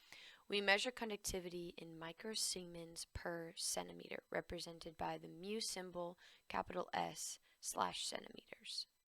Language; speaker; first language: English; native; English